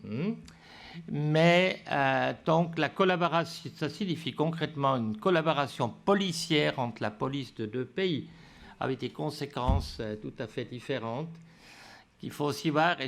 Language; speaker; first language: French; native; French